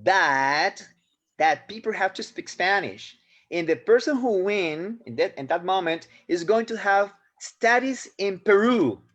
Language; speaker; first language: English; non-native, fluent; Spanish